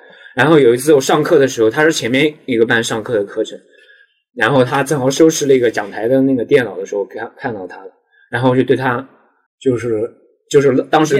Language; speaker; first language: Chinese; native; Chinese